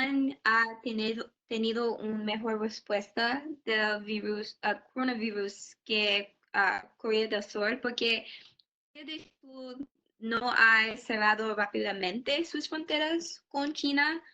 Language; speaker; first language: Spanish; non-native, learner; English